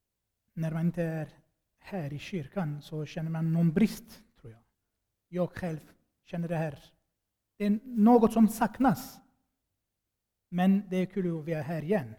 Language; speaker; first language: Swedish; non-native, fluent; Armenian